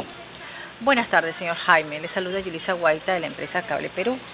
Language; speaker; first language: Spanish; native; Spanish